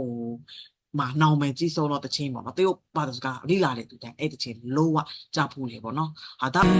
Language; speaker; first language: Burmese; native; Burmese